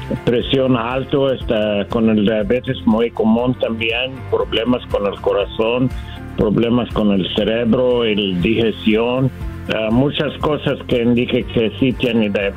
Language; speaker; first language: Spanish; non-native, learner; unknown